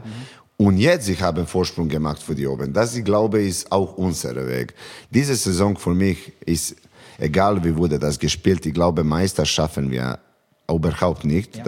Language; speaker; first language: German; non-native, fluent; Serbian